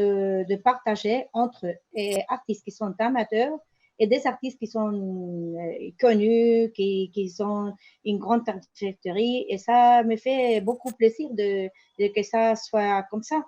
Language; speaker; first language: French; non-native, learner; Spanish